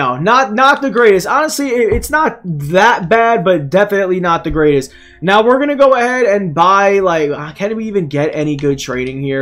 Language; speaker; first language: English; native; English